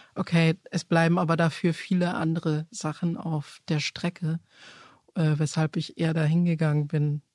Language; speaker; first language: German; early bilingual, other home language; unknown